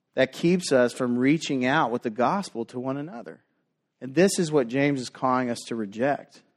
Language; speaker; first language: English; native; English